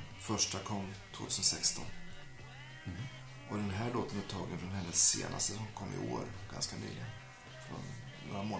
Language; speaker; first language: Swedish; native; Swedish